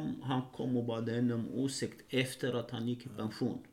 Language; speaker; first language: Swedish; non-native, fluent; Arabic